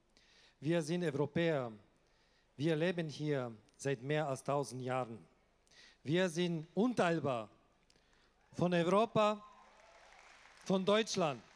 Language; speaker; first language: German; non-native, local second language; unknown